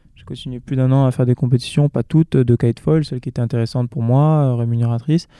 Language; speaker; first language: French; native; French